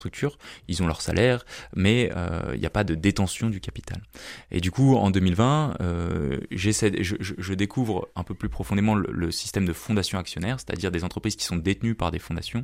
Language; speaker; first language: French; native; French